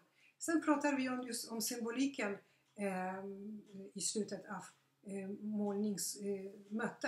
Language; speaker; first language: Swedish; non-native, fluent; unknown